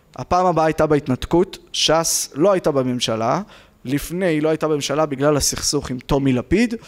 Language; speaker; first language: Hebrew; native; Hebrew